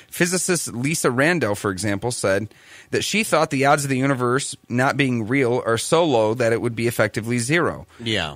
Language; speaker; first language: English; native; English